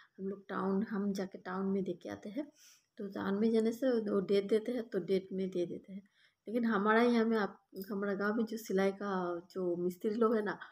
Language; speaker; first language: Hindi; non-native, local second language; Bangla